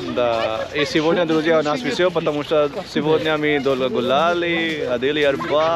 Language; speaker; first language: Russian; non-native, learner; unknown